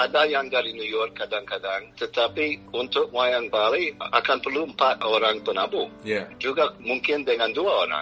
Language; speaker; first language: Indonesian; non-native, fluent; English